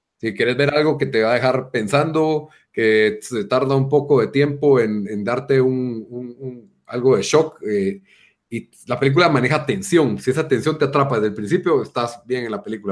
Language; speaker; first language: Spanish; native; Spanish